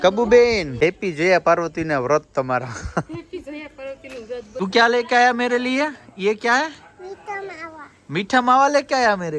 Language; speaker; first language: Hindi; non-native, local second language; Gujarati